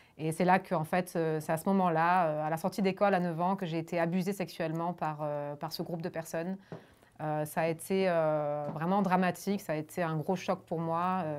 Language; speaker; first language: French; early bilingual, other home language; German